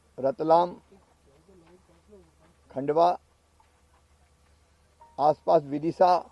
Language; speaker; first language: Hindi; native; Hindi